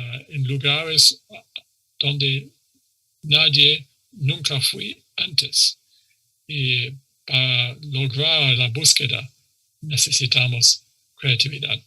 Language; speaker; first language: Spanish; non-native, fluent; English